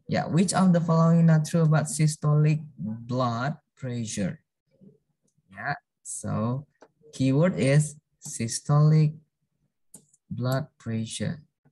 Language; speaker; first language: English; non-native, fluent; Indonesian